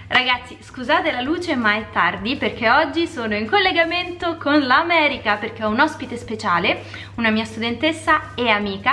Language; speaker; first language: Italian; native; Italian